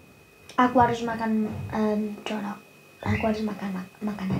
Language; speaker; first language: Indonesian; early bilingual, heritage; Spanish